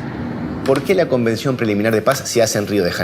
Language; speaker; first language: Spanish; native; Spanish